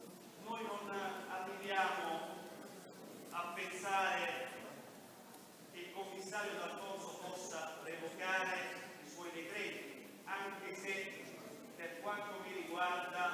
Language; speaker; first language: Italian; native; Italian